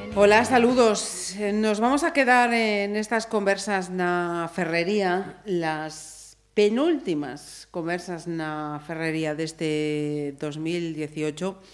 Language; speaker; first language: Spanish; native; Spanish